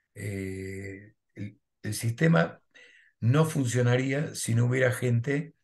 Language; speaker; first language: Spanish; native; Spanish